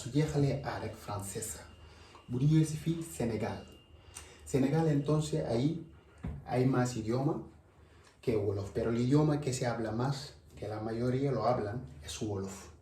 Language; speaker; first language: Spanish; non-native, learner; Wolof